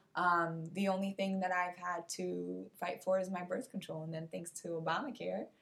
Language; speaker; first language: English; non-native, fluent; Portuguese